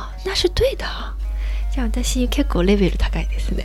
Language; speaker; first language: Japanese; non-native, fluent; Chinese